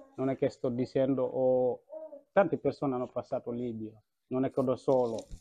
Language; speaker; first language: Italian; non-native, learner; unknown